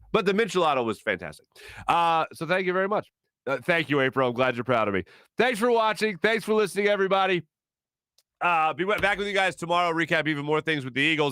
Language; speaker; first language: English; native; English